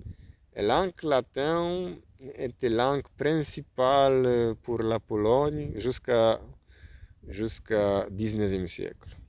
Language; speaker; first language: French; non-native, learner; Polish